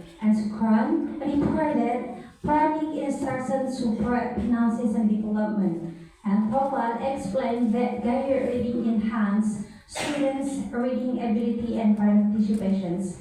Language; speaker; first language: English; non-native, learner; Indonesian